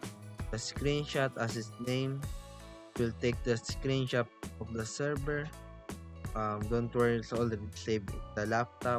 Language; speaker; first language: English; non-native, fluent; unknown